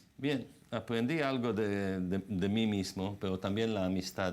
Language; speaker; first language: Spanish; non-native, fluent; Hebrew